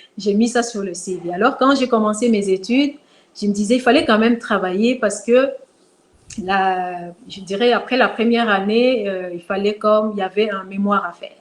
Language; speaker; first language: French; non-native, local second language; Kongo